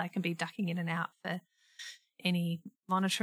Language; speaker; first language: English; native; English